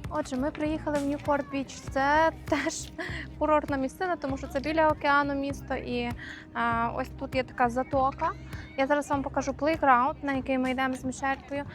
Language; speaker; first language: Ukrainian; native; Ukrainian